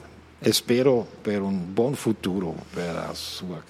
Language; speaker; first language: Italian; non-native, learner; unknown